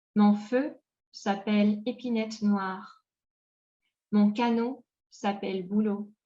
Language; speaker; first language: French; non-native, fluent; Spanish